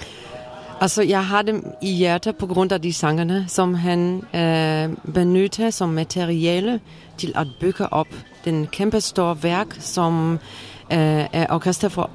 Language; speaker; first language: Danish; non-native, fluent; Polish